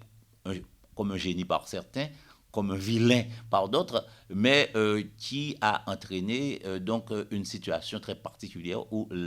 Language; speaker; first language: French; native; French